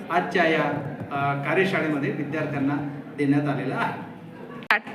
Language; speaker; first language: Marathi; native; Marathi